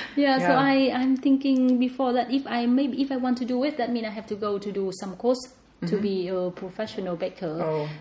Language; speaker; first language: English; non-native, fluent; Vietnamese